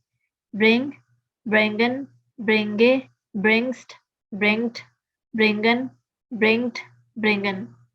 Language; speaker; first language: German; non-native, learner; Urdu